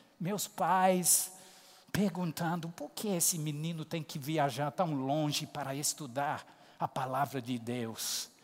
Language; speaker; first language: Portuguese; non-native, fluent; English